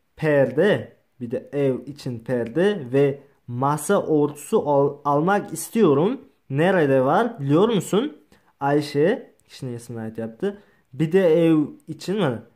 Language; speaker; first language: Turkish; non-native, learner; Uzbek